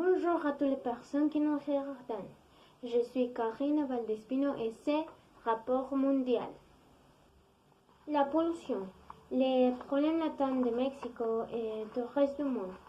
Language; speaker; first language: French; non-native, learner; Spanish